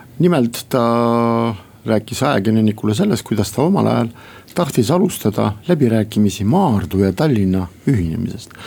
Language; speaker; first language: Estonian; non-native, local second language; Russian